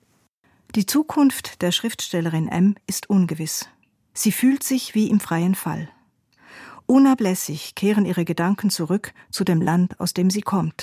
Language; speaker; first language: German; native; German